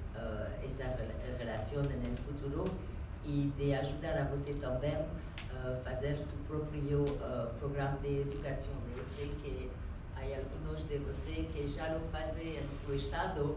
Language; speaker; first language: Portuguese; non-native, learner; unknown